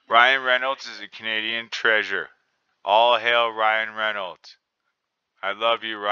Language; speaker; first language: English; native; English